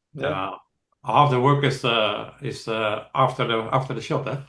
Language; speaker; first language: English; non-native, fluent; Dutch